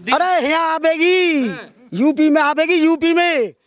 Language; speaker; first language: Hindi; native; Hindi